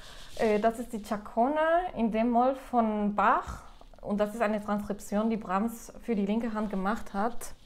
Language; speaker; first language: German; non-native, fluent; Spanish